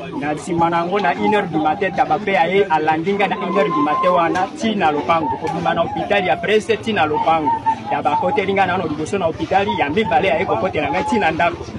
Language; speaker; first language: Lingala; native; Lingala